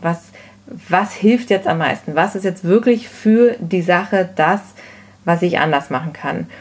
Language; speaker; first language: German; native; German